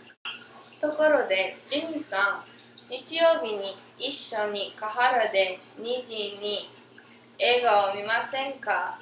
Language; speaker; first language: Japanese; non-native, learner; English